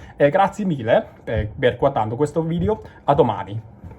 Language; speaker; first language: Italian; non-native, learner; Cantonese